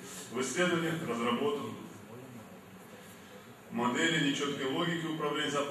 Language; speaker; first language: Russian; native; Russian